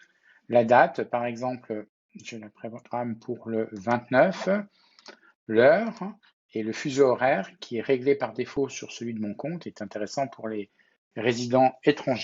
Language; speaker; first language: French; native; French